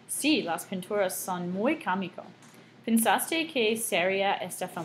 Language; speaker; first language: Spanish; non-native, learner; English